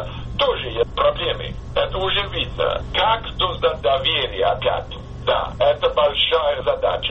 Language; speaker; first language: Russian; non-native, fluent; English